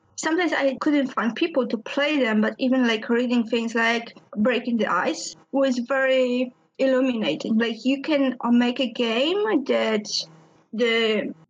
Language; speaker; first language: English; non-native, fluent; Polish